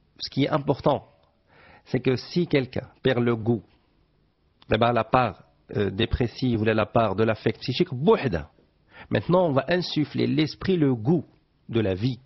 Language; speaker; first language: French; non-native, local second language; Arabic